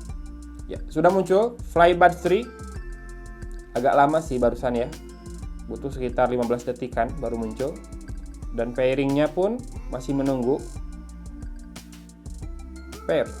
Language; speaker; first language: Indonesian; native; Indonesian